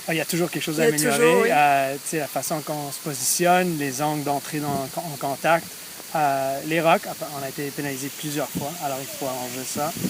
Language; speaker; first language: French; native; French